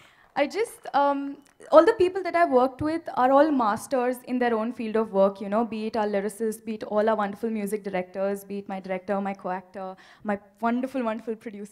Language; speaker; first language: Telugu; non-native, learner; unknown